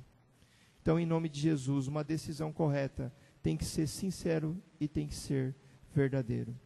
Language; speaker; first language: Portuguese; native; Portuguese